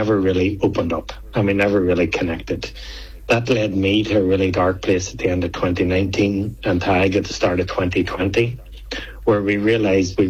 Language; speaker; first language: English; native; English